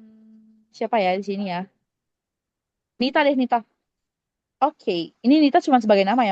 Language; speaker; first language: Indonesian; native; Indonesian